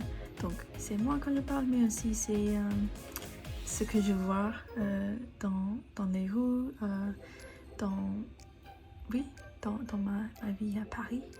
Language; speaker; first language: French; non-native, learner; English